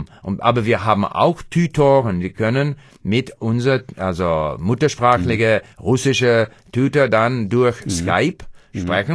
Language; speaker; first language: German; non-native, learner; English